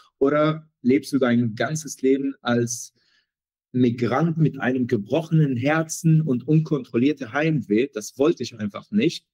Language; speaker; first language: German; non-native, fluent; Arabic